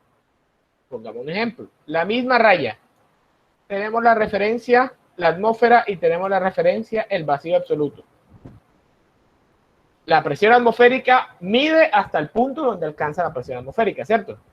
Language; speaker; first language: Spanish; native; Spanish